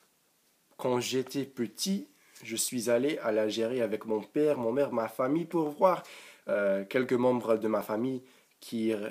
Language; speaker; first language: French; non-native, learner; English